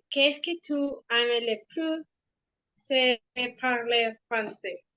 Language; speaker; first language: French; non-native, learner; Spanish